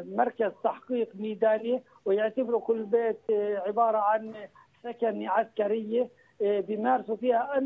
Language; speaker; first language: Arabic; native; Arabic